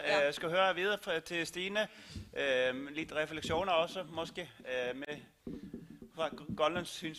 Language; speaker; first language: Danish; non-native, fluent; Icelandic